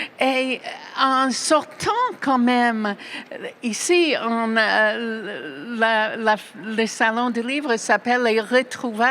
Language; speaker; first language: French; non-native, fluent; English